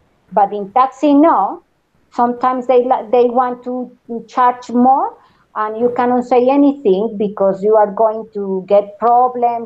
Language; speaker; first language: English; non-native, learner; Spanish